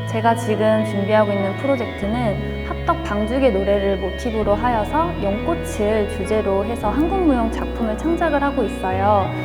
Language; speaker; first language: Korean; native; Korean